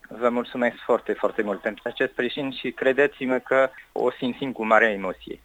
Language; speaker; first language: Romanian; non-native, fluent; French